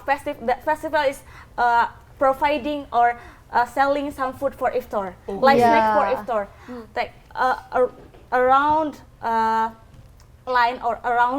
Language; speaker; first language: English; non-native, learner; Indonesian